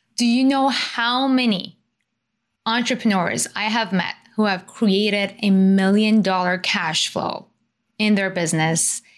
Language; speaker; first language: English; non-native, fluent; Persian